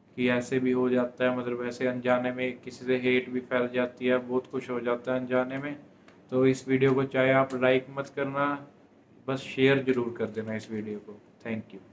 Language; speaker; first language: Hindi; non-native, local second language; Punjabi